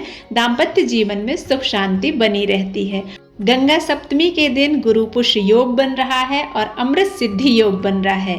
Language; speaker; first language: Hindi; native; Hindi